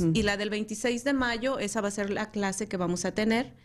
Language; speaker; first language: Spanish; native; Spanish